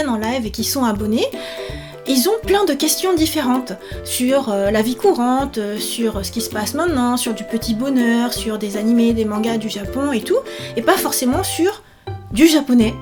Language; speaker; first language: French; native; French